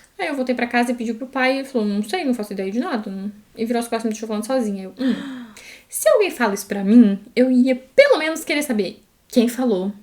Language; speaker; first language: Portuguese; native; Portuguese